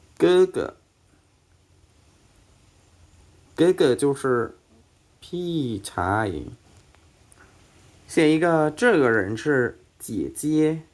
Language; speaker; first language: Chinese; non-native, fluent; Thai